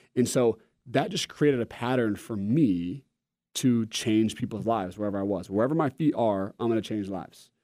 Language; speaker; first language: English; native; English